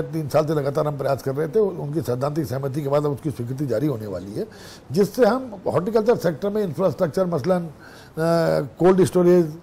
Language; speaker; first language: Hindi; native; Hindi